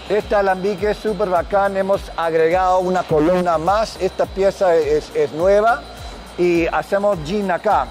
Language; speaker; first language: Spanish; non-native, fluent; English